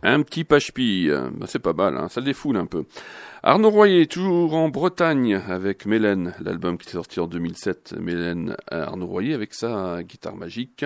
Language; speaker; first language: French; native; French